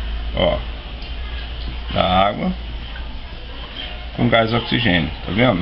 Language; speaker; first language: Portuguese; native; Portuguese